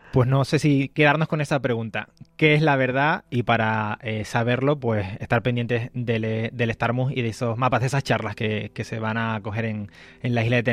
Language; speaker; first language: Spanish; native; Spanish